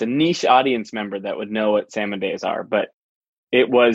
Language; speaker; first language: English; native; English